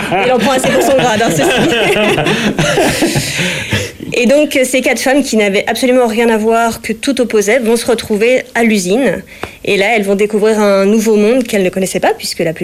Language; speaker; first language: French; native; French